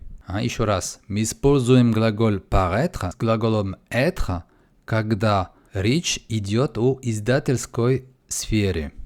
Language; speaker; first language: Russian; non-native, fluent; French